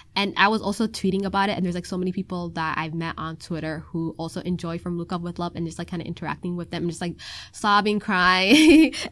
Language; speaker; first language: English; early bilingual, other home language; Somali